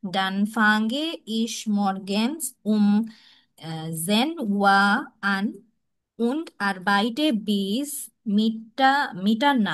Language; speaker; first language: German; non-native, learner; Bangla